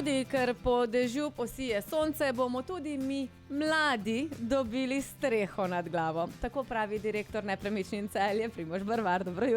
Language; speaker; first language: Slovenian; native; Slovenian